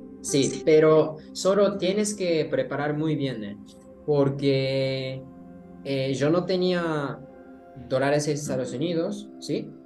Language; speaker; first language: Spanish; non-native, learner; Japanese